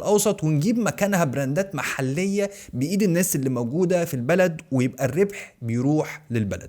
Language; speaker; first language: Arabic; native; Arabic